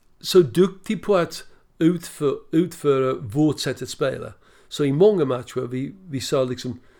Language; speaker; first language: Swedish; non-native, fluent; English